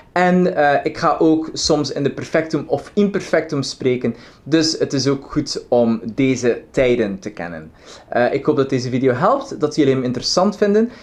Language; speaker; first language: Dutch; native; Dutch